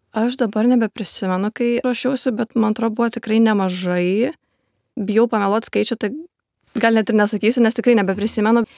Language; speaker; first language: Lithuanian; native; Lithuanian